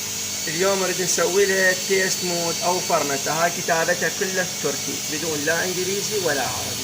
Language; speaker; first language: Arabic; native; Arabic